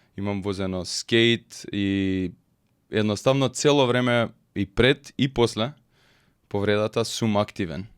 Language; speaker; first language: Macedonian; early bilingual, heritage; Macedonian